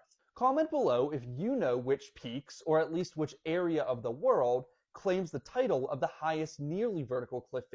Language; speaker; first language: English; native; English